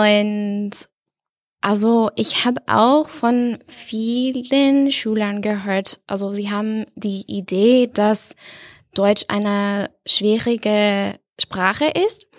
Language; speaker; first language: German; non-native, fluent; English